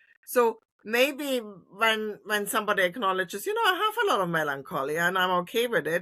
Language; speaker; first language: English; non-native, fluent; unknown